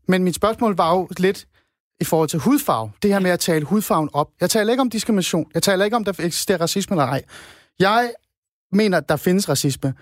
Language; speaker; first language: Danish; non-native, fluent; Persian